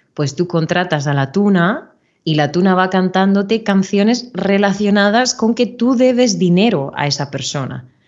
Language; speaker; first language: Spanish; native; Spanish